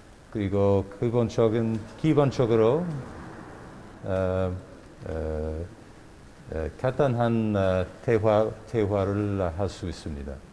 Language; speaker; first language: Korean; non-native, learner; English